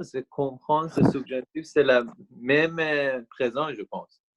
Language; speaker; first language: French; non-native, learner; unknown